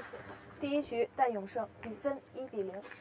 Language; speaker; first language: Chinese; native; Chinese